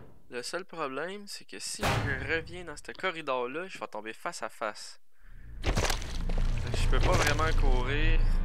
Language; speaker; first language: French; native; French